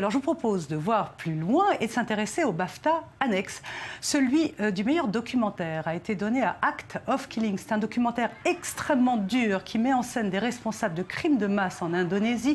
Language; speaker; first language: French; native; French